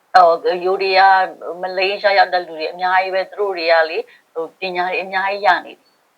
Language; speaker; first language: Burmese; non-native, local second language; Shan